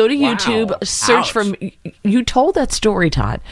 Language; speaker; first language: English; native; English